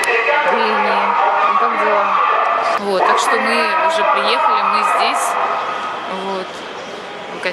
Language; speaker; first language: Russian; native; Russian